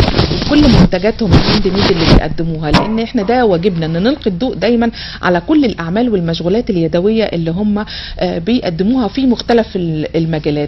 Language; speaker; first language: Arabic; native; Arabic